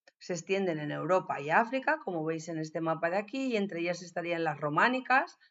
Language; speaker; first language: Spanish; native; Spanish